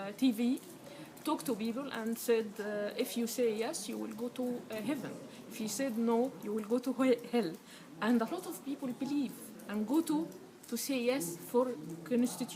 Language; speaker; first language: English; non-native, learner; Arabic